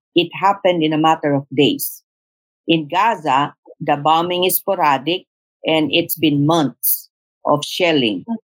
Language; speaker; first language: English; non-native, local second language; Tausug